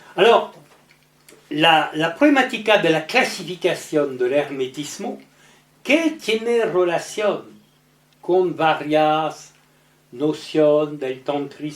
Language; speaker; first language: Spanish; non-native, learner; French